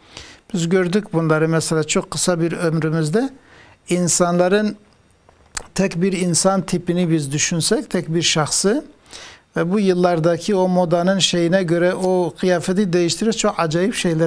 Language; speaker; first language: Turkish; non-native, local second language; Kurdish